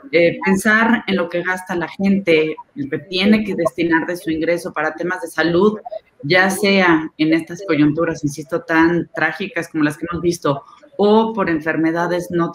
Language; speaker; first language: Spanish; native; Spanish